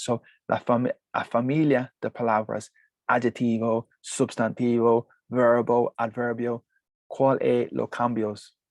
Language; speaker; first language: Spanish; non-native, learner; English